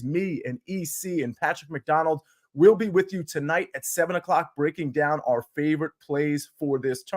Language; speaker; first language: English; native; English